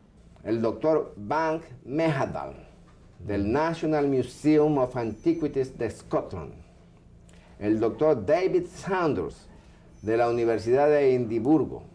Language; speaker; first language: Spanish; native; Spanish